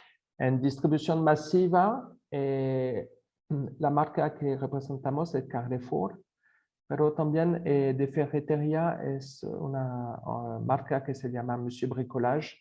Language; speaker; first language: Spanish; non-native, fluent; French